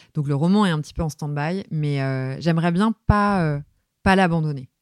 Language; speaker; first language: French; native; French